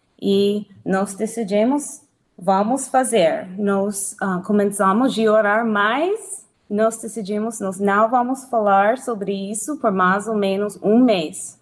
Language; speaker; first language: Portuguese; non-native, learner; English